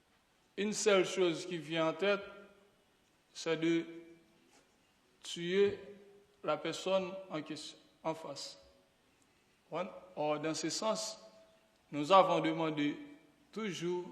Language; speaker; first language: French; non-native, local second language; Haitian Creole